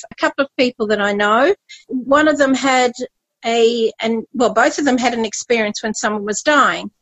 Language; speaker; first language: English; native; English